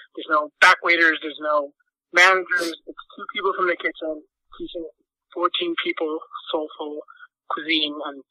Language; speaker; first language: English; native; English